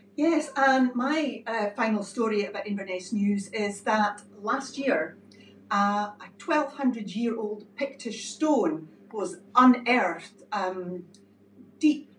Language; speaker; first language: English; native; English